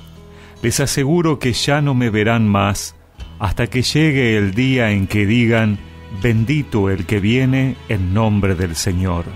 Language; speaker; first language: Spanish; native; Spanish